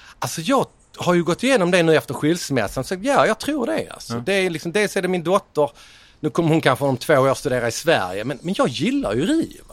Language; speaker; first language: Swedish; native; Swedish